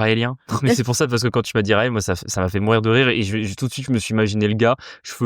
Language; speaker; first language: French; native; French